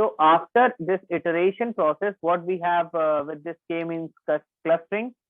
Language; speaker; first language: English; non-native, local second language; Hindi